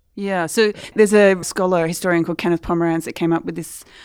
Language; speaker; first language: English; native; English